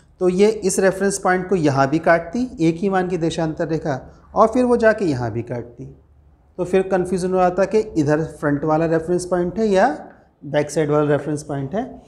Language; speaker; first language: Hindi; native; Hindi